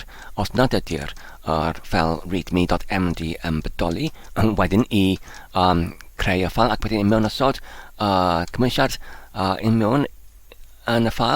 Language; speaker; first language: Welsh; non-native, learner; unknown